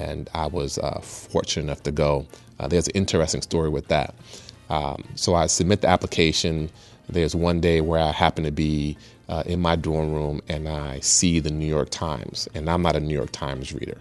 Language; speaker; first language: English; early bilingual, other home language; Spanish